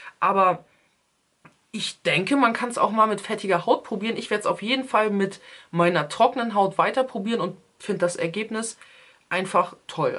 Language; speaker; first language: German; early bilingual, other home language; Turkish